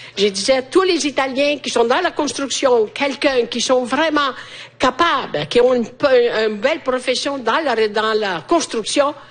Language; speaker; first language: French; non-native, fluent; Italian